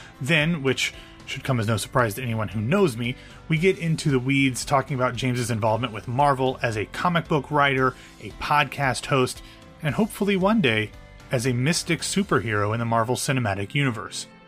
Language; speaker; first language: English; native; English